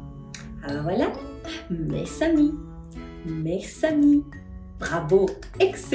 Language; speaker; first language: French; non-native, fluent; Spanish